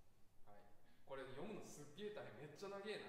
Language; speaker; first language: Japanese; native; Japanese